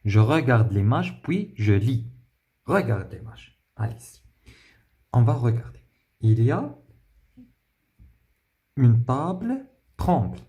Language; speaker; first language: French; non-native, local second language; Arabic